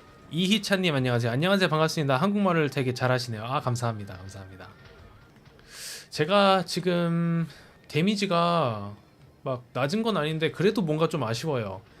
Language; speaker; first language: Korean; non-native, fluent; English